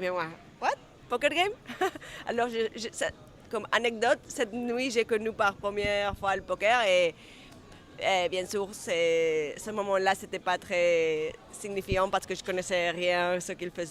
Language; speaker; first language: French; non-native, fluent; Spanish